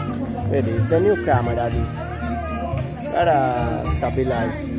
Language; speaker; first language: English; non-native, learner; Italian